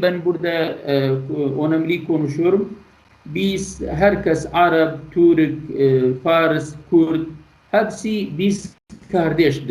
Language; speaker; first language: Turkish; non-native, learner; Kurdish